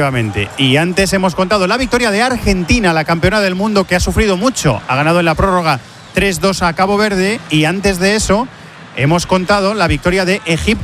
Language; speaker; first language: Spanish; native; Spanish